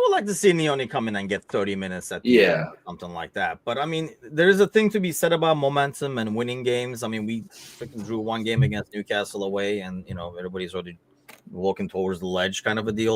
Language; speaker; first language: English; native; English